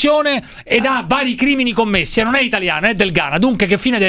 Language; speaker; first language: Italian; native; Italian